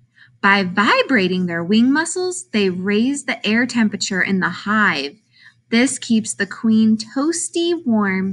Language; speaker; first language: English; native; English